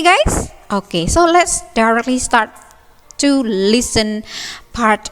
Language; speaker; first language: English; non-native, fluent; Indonesian